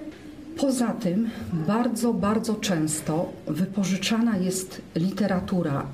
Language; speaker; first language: Polish; native; Polish